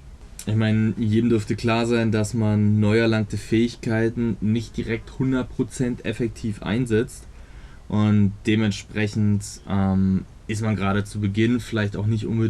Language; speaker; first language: German; native; German